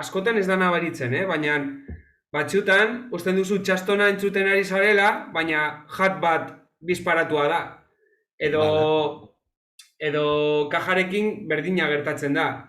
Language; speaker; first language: Basque; non-native, local second language; Spanish